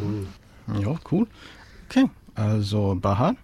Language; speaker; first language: German; non-native, fluent; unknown